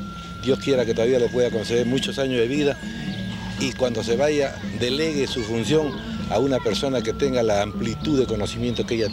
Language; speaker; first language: Spanish; native; Spanish